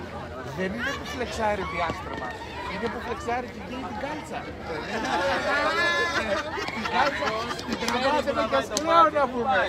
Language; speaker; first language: Greek; native; Greek